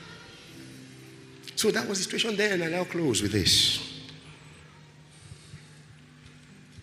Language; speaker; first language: English; non-native, local second language; Yoruba